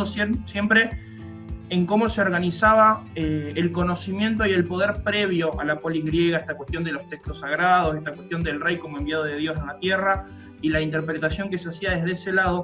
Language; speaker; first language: Spanish; native; Spanish